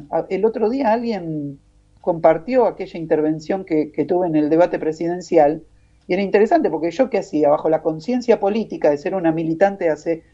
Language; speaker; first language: Spanish; native; Spanish